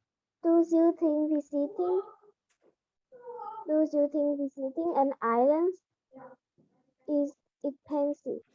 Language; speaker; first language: English; non-native, learner; Vietnamese